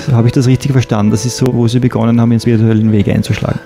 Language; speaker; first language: German; native; German